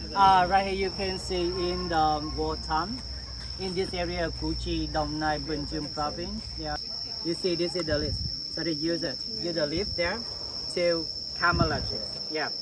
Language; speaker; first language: English; non-native, fluent; Vietnamese